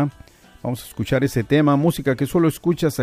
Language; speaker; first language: Spanish; native; Spanish